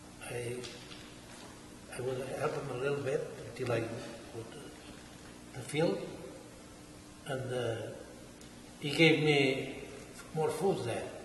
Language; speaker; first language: English; non-native, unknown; Portuguese